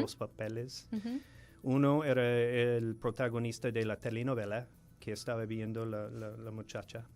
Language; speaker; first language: Spanish; non-native, fluent; English